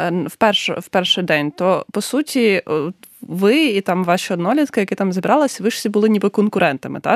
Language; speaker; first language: Ukrainian; native; Ukrainian